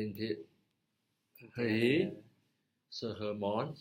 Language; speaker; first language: French; non-native, learner; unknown